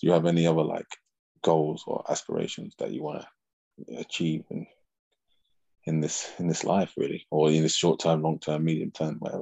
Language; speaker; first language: English; native; English